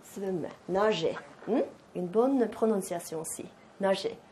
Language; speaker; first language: French; non-native, fluent; Norwegian